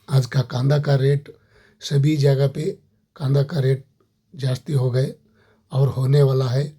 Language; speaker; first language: Hindi; non-native, local second language; Kannada